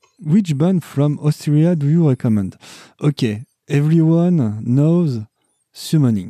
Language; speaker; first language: English; non-native, learner; French